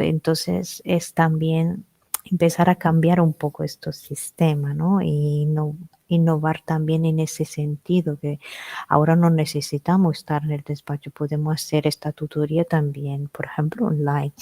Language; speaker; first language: Spanish; non-native, fluent; Italian